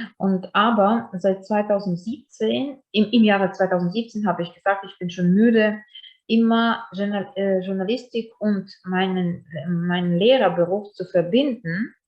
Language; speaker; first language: German; non-native, fluent; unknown